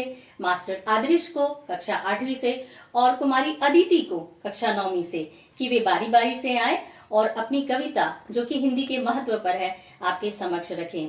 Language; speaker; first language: Hindi; native; Hindi